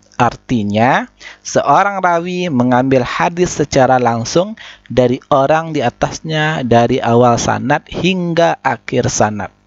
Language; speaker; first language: Indonesian; native; Indonesian